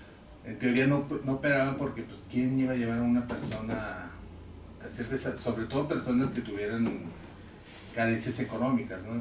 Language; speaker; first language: Spanish; native; Spanish